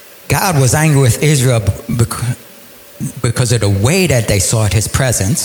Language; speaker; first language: English; native; English